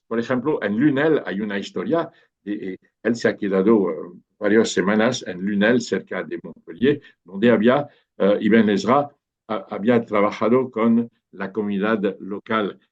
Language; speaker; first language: Spanish; non-native, fluent; French